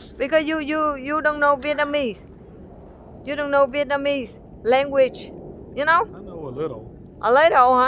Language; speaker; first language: English; non-native, learner; Vietnamese